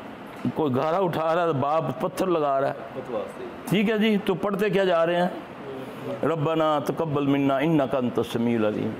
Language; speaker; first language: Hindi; non-native, local second language; Punjabi